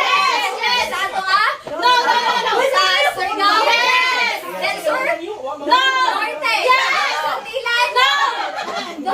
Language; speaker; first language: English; non-native, local second language; Cebuano